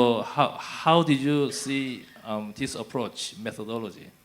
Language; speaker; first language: English; non-native, fluent; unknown